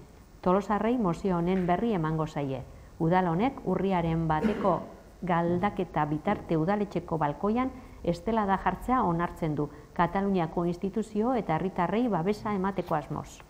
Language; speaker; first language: Basque; native; Basque